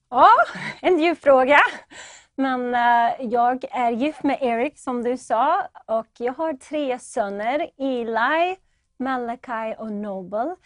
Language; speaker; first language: Swedish; non-native, fluent; English